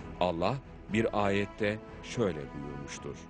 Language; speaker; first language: Turkish; native; Turkish